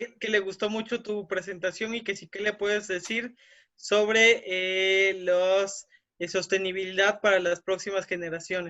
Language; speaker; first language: Spanish; native; Spanish